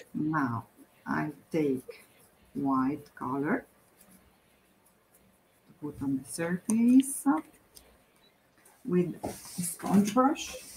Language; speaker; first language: English; non-native, fluent; Italian